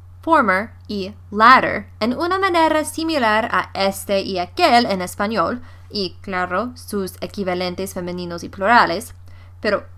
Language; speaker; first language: Spanish; non-native, fluent; English